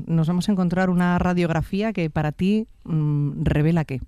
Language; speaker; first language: Spanish; native; Spanish